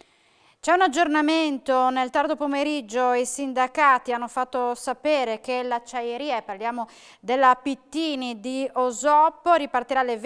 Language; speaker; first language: Italian; native; Italian